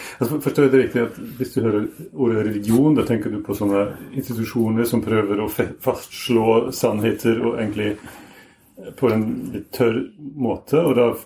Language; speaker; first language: Norwegian; non-native, fluent; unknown